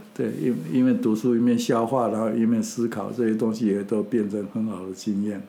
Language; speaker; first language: Chinese; non-native, local second language; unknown